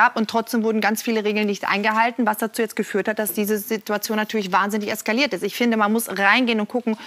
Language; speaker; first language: German; non-native, fluent; Norwegian